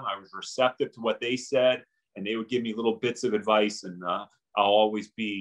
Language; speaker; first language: English; native; English